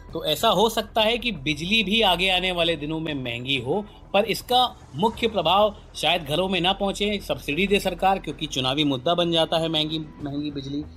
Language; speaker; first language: Hindi; native; Hindi